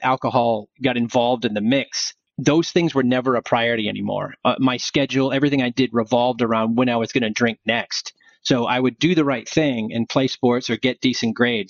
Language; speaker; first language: English; native; English